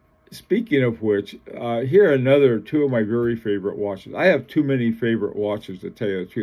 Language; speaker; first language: English; native; English